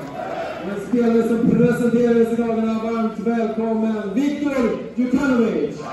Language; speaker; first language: Swedish; native; Swedish